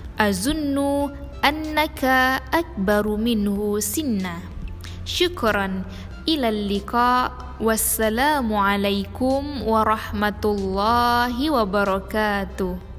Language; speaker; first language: Arabic; non-native, learner; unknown